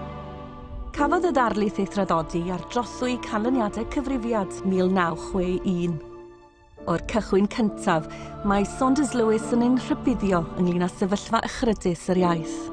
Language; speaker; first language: Welsh; native; Welsh